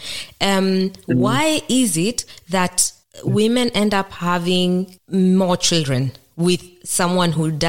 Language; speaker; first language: English; non-native, local second language; Kikuyu